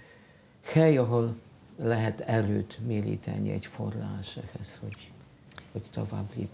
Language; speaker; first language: Hungarian; non-native, fluent; Polish